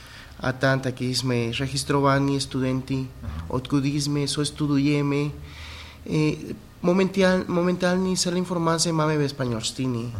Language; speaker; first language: Czech; non-native, fluent; Spanish